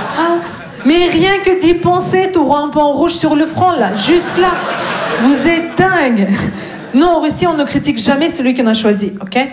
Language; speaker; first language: French; non-native, fluent; Russian